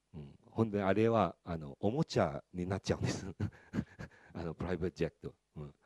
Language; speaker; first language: Japanese; non-native, fluent; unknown